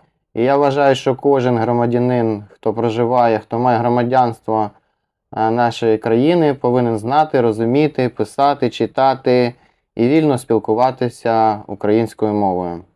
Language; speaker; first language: Ukrainian; non-native, local second language; Russian